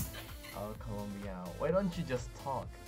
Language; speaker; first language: English; non-native, fluent; Indonesian